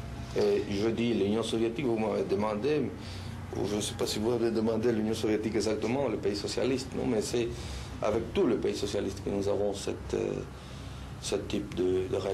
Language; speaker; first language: French; non-native, fluent; Spanish